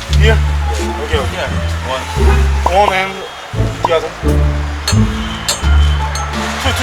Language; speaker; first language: English; non-native, learner; Korean